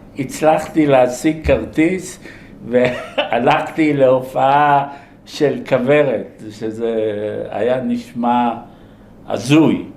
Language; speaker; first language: Hebrew; early bilingual, other home language; Polish